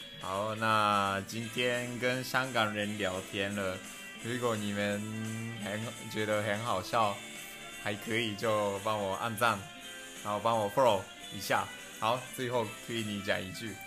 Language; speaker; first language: Chinese; non-native, fluent; Japanese